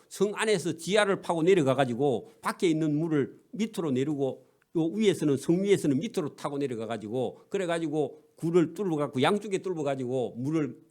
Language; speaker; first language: Korean; native; Korean